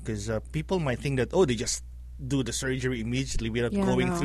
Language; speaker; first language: English; non-native, local second language; Filipino